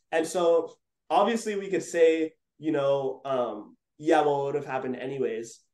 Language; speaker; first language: English; native; English